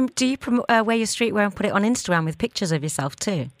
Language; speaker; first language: English; native; English